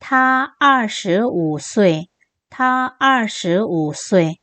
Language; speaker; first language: Chinese; non-native, fluent; Korean